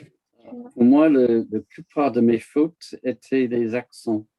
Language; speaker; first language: French; non-native, learner; English